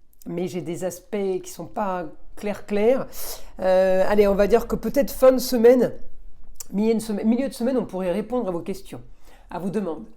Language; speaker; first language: French; native; French